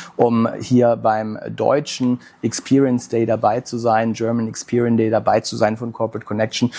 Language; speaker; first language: German; native; German